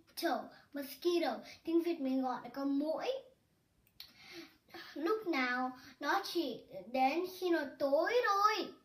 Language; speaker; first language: Vietnamese; early bilingual, heritage; Vietnamese